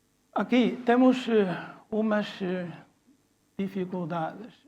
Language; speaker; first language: Portuguese; non-native, fluent; Chinese